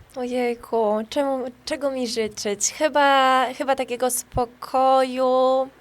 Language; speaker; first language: Polish; native; Polish